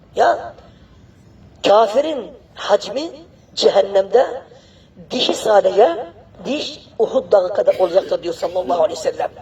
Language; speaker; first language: Turkish; non-native, fluent; Arabic